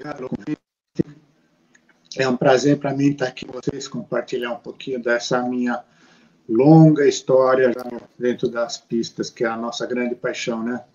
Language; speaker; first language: Portuguese; native; Portuguese